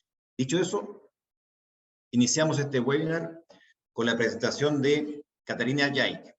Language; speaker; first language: Spanish; native; Spanish